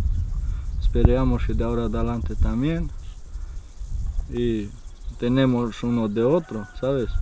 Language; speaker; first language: Spanish; non-native, fluent; Romanian